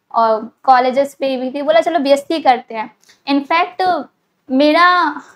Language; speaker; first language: Hindi; native; Hindi